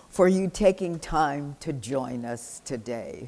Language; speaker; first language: English; native; English